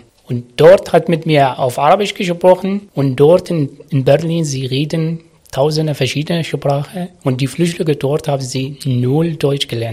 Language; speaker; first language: German; non-native, learner; Arabic